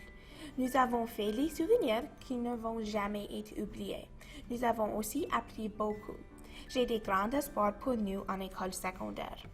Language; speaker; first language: French; non-native, local second language; English